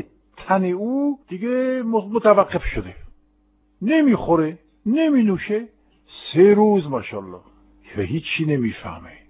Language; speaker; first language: Persian; non-native, fluent; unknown